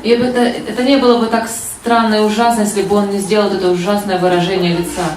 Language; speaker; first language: Russian; native; Russian